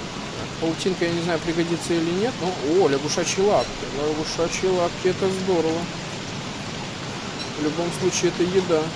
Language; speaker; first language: Russian; native; Russian